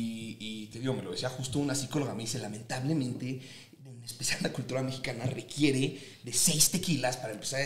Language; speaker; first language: Spanish; native; Spanish